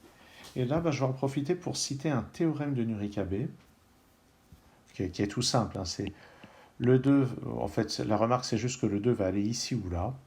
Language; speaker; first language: French; native; French